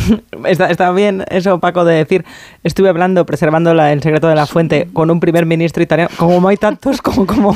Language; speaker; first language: Spanish; native; Spanish